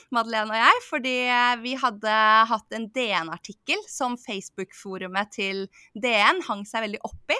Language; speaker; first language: Norwegian; native; Norwegian